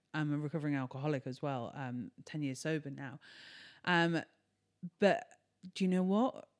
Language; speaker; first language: English; native; English